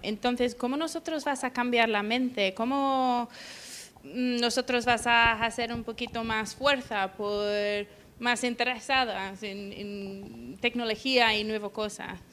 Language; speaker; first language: Spanish; non-native, learner; English